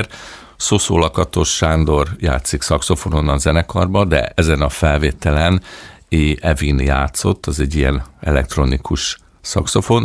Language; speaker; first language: Hungarian; native; Hungarian